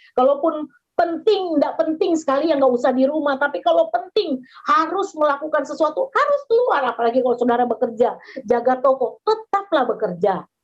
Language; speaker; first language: Indonesian; native; Indonesian